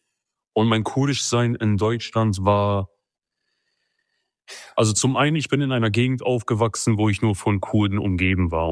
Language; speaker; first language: German; early bilingual, other home language; Kurdish